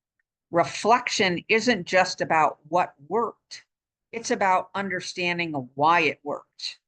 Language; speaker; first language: English; native; English